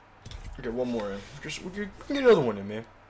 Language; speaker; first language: English; native; English